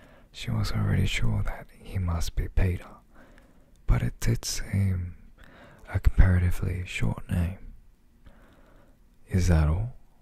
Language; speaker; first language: English; early bilingual, other home language; Korean